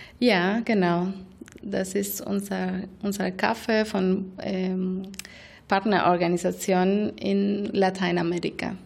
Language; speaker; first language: German; non-native, fluent; Spanish